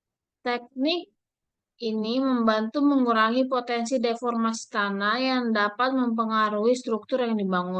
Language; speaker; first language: Indonesian; native; Indonesian